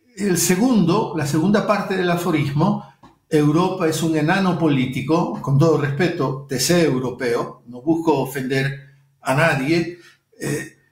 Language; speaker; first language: Spanish; native; Spanish